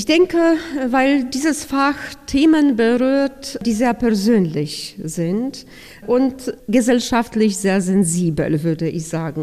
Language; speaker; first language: German; non-native, fluent; Polish